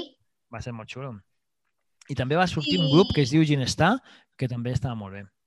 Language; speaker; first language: Catalan; native; Catalan